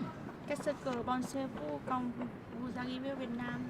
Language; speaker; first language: French; non-native, learner; Vietnamese